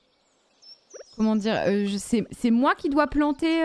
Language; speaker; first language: French; native; French